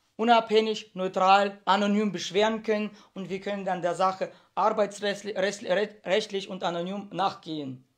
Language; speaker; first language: German; early bilingual, heritage; Russian